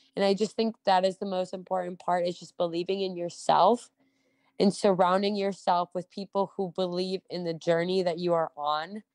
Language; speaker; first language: English; native; English